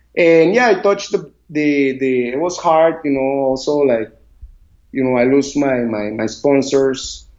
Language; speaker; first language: English; non-native, learner; Spanish